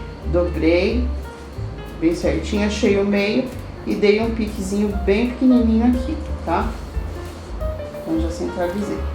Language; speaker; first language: Portuguese; native; Portuguese